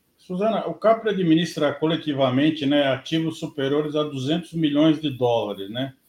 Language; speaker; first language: Portuguese; native; Portuguese